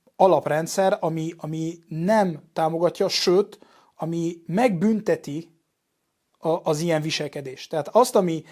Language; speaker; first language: Hungarian; early bilingual, heritage; Hungarian